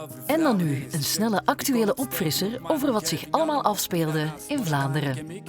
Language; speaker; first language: Dutch; native; Dutch